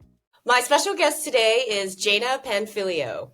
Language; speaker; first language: English; native; English